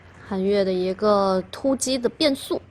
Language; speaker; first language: Chinese; native; Chinese